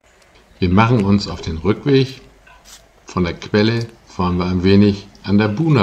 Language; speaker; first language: German; native; German